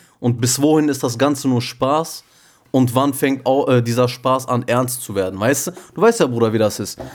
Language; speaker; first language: German; early bilingual, other home language; Turkish